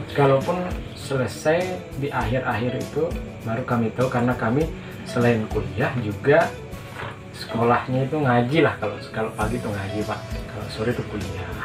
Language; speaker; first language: Indonesian; non-native, local second language; Sasak